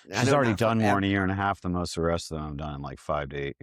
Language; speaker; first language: English; native; English